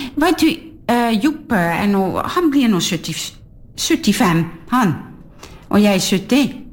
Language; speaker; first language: Norwegian; non-native, fluent; Dutch